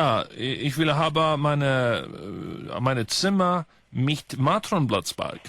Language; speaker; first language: German; non-native, learner; Icelandic